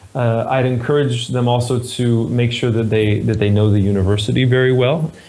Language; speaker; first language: English; native; English